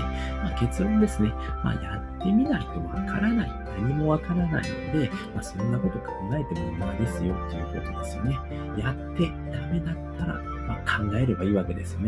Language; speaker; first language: Japanese; native; Japanese